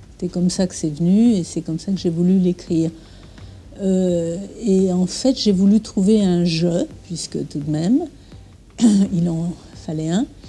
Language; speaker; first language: French; early bilingual, other home language; English